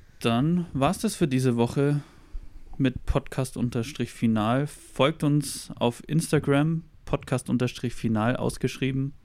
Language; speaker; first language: German; native; German